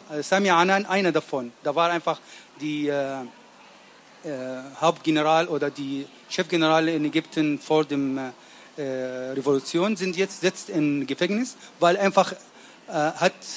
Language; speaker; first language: German; non-native, learner; Arabic